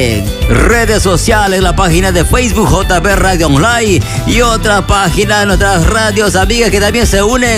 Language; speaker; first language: Spanish; non-native, local second language; Quechua